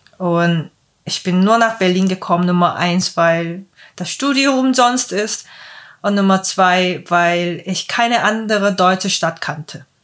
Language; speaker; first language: German; non-native, fluent; Korean